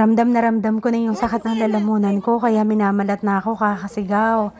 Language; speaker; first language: Filipino; native; Filipino